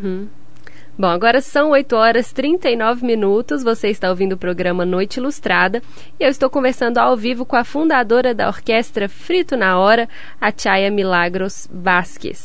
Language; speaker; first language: Portuguese; native; Portuguese